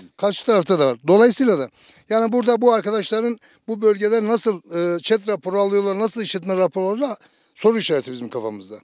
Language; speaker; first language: Turkish; native; Turkish